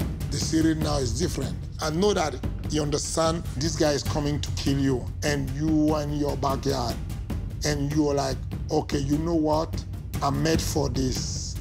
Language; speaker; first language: English; non-native, fluent; French